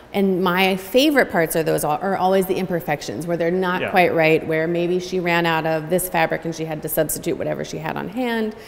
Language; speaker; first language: English; native; English